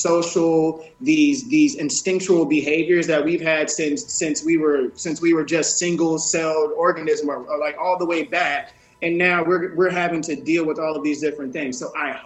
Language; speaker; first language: English; native; English